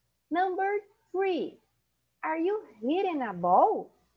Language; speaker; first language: English; non-native, fluent; Portuguese